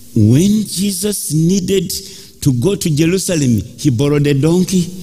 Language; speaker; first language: English; non-native, local second language; Ganda